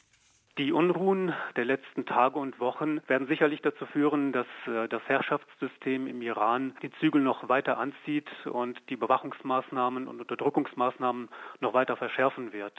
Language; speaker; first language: German; native; German